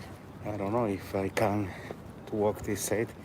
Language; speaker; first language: English; non-native, learner; Spanish